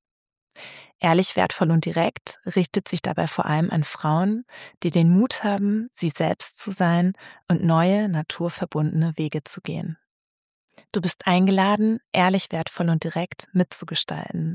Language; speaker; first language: German; native; German